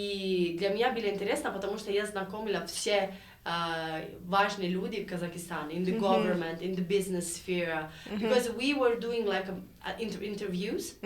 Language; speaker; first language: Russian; non-native, learner; Italian